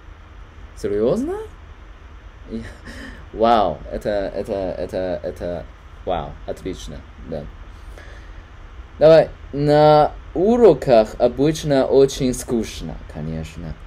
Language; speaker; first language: Russian; non-native, learner; Chinese